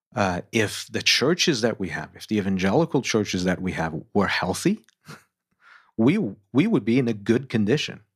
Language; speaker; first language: English; non-native, fluent; Portuguese